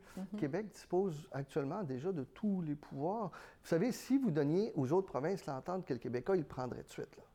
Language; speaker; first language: French; early bilingual, other home language; Spanish